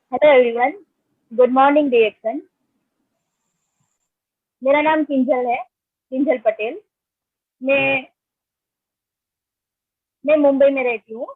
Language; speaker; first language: Hindi; non-native, local second language; Gujarati